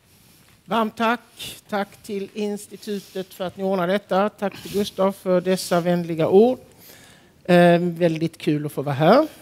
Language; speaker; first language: Swedish; native; Swedish